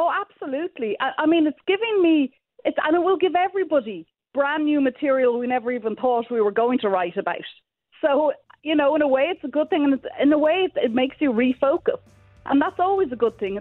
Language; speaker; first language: English; native; English